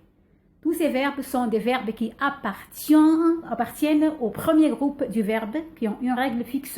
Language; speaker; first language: French; non-native, fluent; Arabic